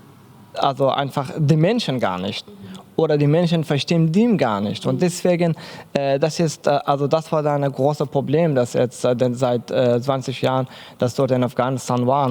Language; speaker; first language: German; non-native, learner; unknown